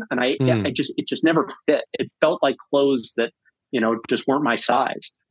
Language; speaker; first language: English; native; English